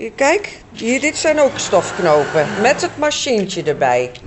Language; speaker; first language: Dutch; native; Dutch